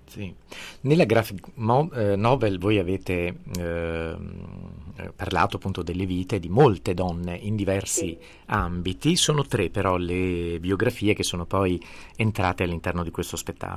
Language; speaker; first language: Italian; native; Italian